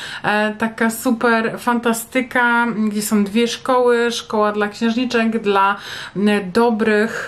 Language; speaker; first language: Polish; native; Polish